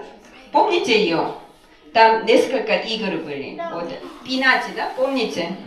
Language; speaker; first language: Russian; non-native, fluent; Korean